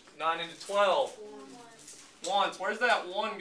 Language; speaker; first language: English; native; English